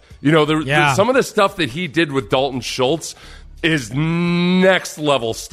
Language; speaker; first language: English; native; English